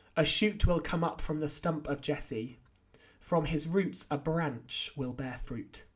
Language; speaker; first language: English; native; English